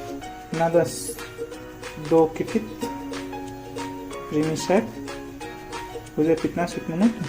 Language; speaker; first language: Russian; non-native, learner; Hindi